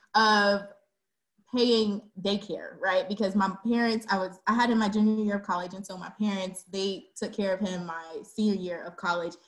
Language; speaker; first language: English; native; English